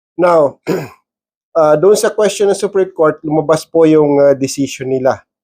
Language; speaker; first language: Filipino; non-native, local second language; Maguindanaon